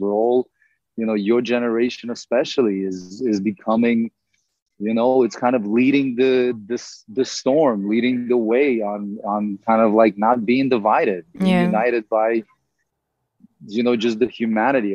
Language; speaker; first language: English; non-native, fluent; Russian